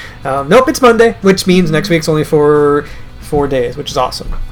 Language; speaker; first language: English; native; English